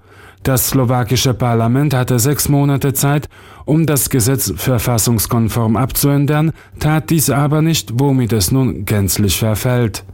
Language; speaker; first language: German; non-native, fluent; Slovak